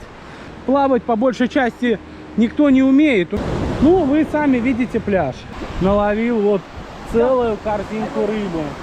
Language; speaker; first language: Russian; native; Russian